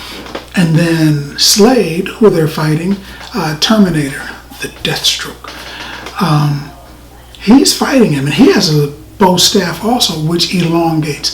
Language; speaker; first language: English; native; English